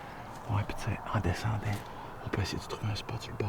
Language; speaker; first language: French; native; French